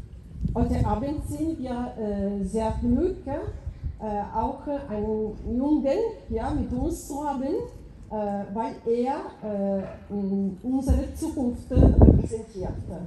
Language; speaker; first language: German; non-native, fluent; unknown